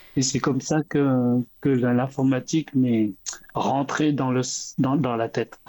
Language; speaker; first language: French; early bilingual, other home language; Khmer